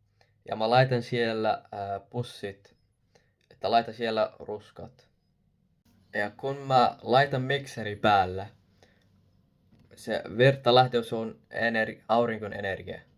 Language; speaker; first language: Finnish; non-native, learner; Arabic